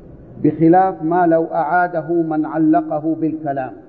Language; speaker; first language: Arabic; native; Arabic